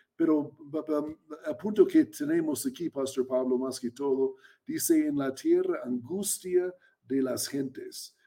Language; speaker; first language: Spanish; non-native, fluent; English